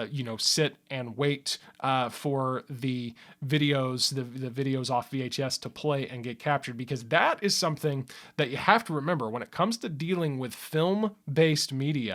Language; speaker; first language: English; native; English